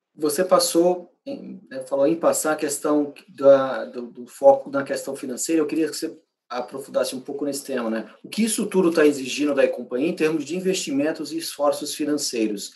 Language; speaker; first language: Portuguese; native; Portuguese